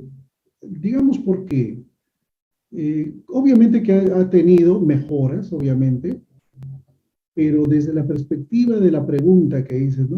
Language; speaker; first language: Spanish; native; Spanish